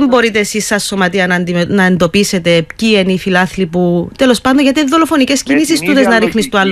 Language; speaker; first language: Greek; native; Greek